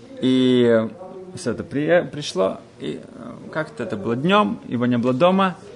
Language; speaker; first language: Russian; early bilingual, heritage; Russian